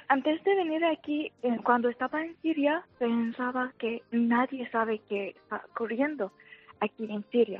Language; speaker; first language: Spanish; non-native, fluent; Arabic